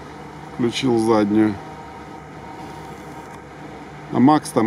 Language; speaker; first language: Russian; native; Russian